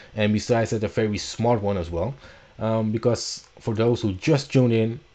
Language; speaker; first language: English; non-native, fluent; Dutch